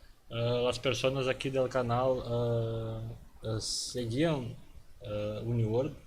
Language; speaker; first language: Spanish; non-native, learner; Portuguese